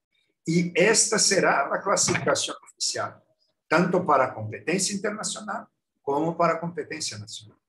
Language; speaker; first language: Spanish; non-native, learner; Portuguese